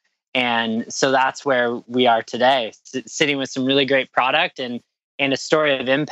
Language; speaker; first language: English; native; English